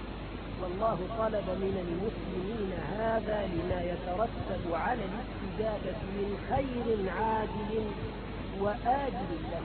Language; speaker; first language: Arabic; native; Arabic